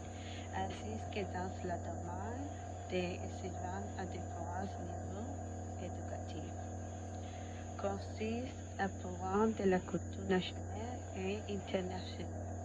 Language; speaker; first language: French; non-native, learner; Spanish